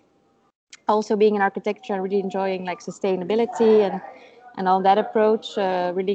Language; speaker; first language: English; non-native, fluent; Dutch